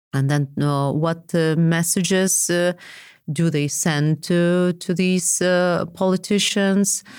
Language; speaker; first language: English; non-native, fluent; Lithuanian